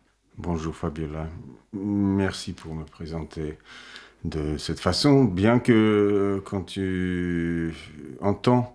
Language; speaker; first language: French; non-native, fluent; Russian